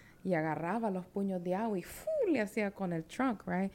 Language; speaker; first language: Spanish; early bilingual, heritage; Spanish